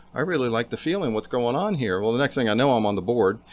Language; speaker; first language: English; native; English